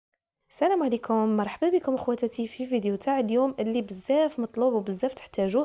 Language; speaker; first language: Arabic; native; Arabic